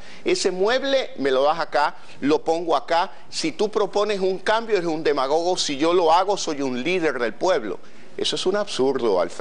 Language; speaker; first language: Spanish; native; Spanish